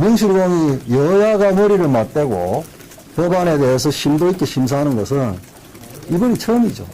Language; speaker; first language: Korean; native; Korean